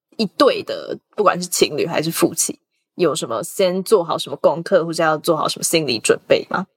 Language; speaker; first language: Chinese; native; Chinese